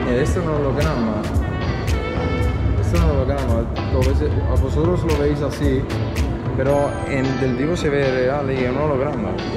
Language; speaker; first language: Spanish; non-native, fluent; Italian